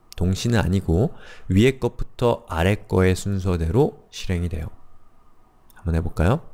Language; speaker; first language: Korean; native; Korean